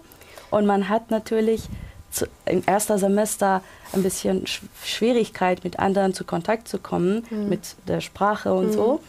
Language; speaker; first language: German; non-native, local second language; Persian